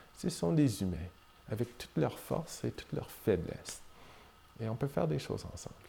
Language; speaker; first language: French; non-native, local second language; English